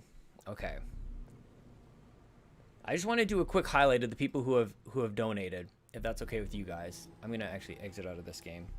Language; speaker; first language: English; native; English